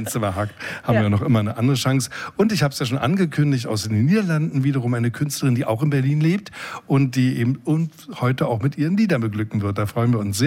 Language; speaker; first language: German; native; German